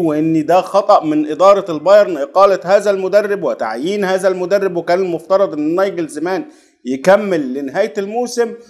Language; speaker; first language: Arabic; native; Arabic